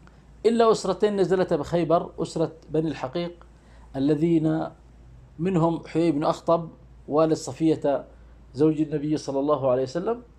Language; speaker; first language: Arabic; native; Arabic